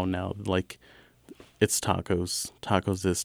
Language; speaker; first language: English; native; English